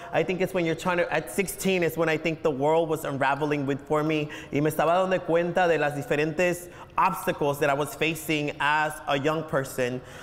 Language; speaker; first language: English; early bilingual, other home language; Spanish